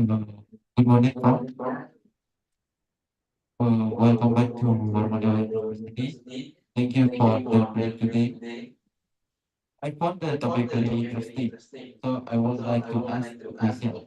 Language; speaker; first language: English; non-native, local second language; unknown